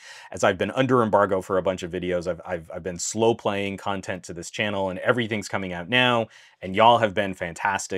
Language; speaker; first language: English; native; English